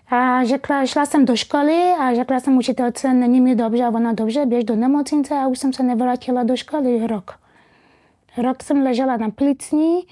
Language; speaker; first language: Czech; early bilingual, other home language; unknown